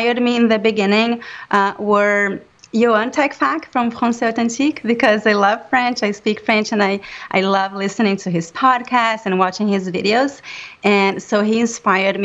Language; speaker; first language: English; non-native, fluent; Portuguese